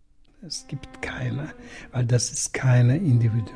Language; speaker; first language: German; non-native, fluent; Russian